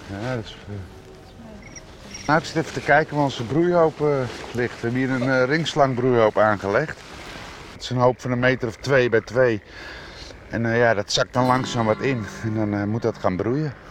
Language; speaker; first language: Dutch; native; Dutch